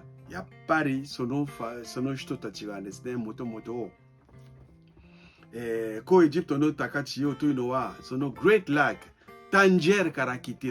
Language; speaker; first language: Japanese; non-native, fluent; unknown